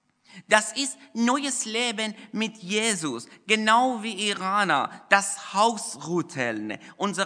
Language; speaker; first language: German; non-native, fluent; Persian